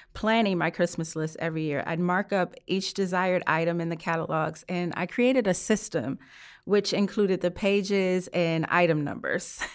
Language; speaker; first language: English; native; English